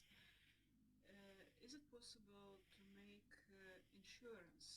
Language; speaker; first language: English; non-native, learner; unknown